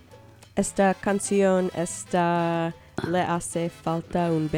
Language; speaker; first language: Spanish; non-native, learner; English